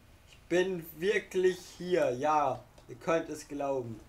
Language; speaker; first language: German; native; German